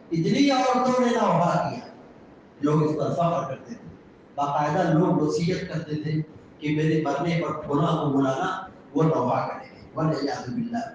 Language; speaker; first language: Urdu; native; Urdu